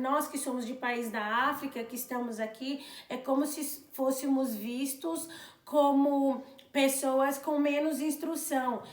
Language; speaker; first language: Portuguese; non-native, local second language; Kabuverdianu